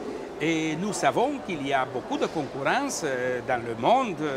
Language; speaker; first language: French; non-native, learner; Italian